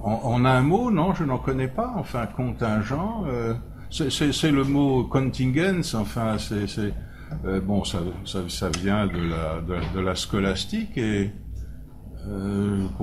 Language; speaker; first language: French; native; French